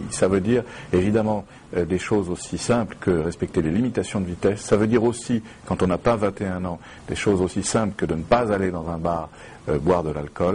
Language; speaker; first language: French; native; French